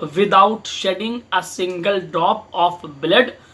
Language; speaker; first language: English; non-native, local second language; Hindi